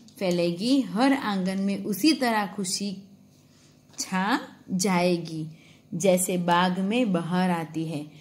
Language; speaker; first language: Hindi; non-native, local second language; Gujarati